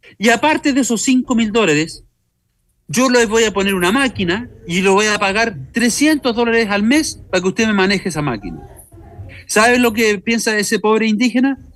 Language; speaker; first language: Spanish; native; Spanish